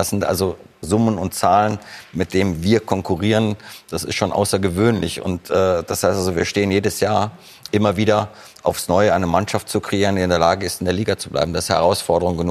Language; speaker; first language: German; native; German